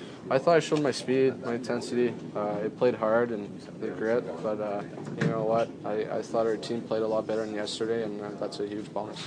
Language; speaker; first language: English; non-native, local second language; French